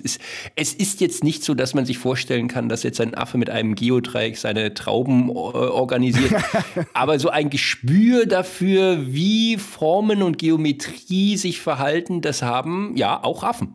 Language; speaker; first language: German; native; German